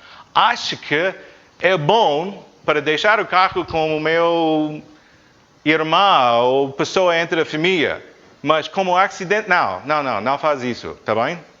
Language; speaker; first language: Portuguese; non-native, fluent; English